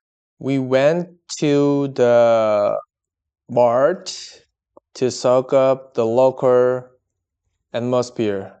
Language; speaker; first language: English; non-native, learner; Korean